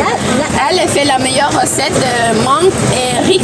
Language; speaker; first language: French; non-native, fluent; Thai